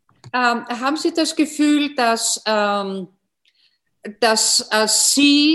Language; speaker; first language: German; non-native, fluent; English